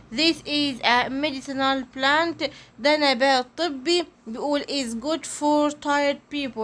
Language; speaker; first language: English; non-native, fluent; Arabic